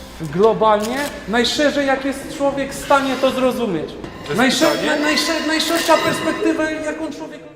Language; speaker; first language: Polish; native; Polish